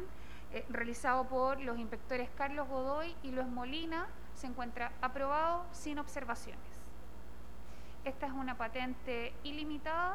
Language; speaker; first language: Spanish; native; Spanish